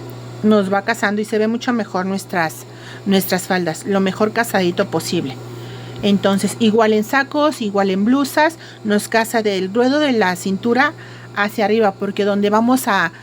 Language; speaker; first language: Spanish; native; Spanish